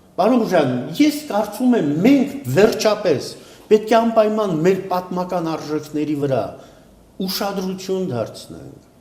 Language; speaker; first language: Armenian; native; Armenian